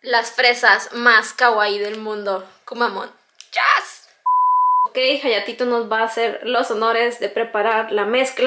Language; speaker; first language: Spanish; native; Spanish